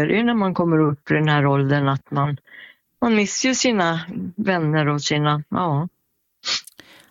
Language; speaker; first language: Swedish; native; Swedish